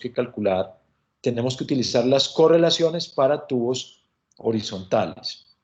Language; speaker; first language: Spanish; native; Spanish